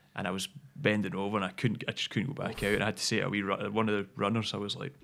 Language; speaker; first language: English; native; English